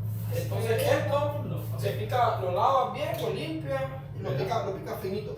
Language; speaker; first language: Spanish; native; Spanish